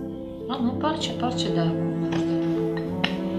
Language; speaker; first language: Turkish; non-native, learner; Russian